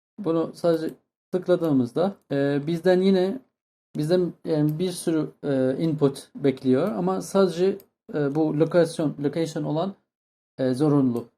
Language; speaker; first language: Turkish; non-native, fluent; Arabic